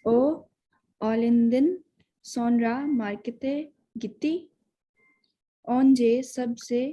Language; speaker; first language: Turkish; non-native, learner; Urdu